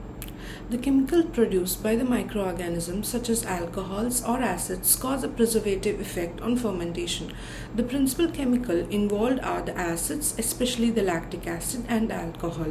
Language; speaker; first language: English; non-native, local second language; Tamil